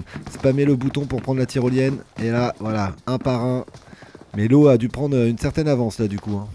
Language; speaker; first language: French; native; French